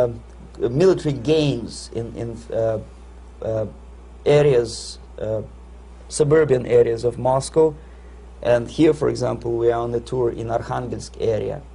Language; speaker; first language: English; non-native, fluent; Russian